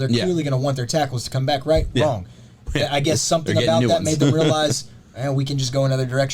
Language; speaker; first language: English; native; English